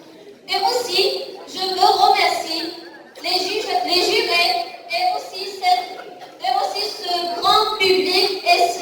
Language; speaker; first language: French; non-native, learner; Arabic